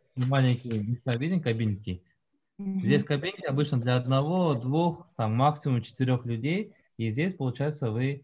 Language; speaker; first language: Russian; non-native, fluent; Korean